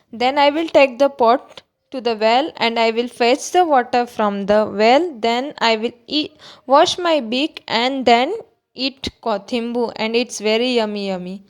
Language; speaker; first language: English; non-native, local second language; Gujarati